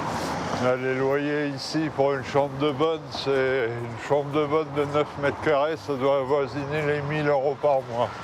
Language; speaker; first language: French; native; French